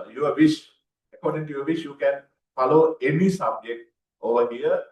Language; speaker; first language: English; non-native, local second language; Sinhala